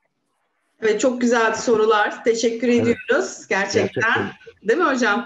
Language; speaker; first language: Turkish; native; Turkish